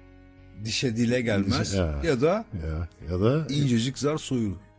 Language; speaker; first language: Turkish; native; Turkish